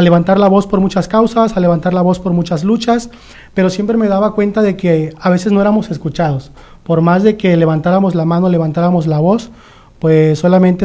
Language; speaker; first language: Spanish; non-native, local second language; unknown